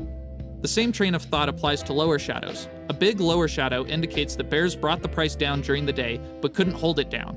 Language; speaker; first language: English; native; English